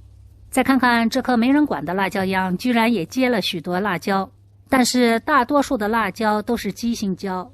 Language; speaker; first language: Chinese; native; Chinese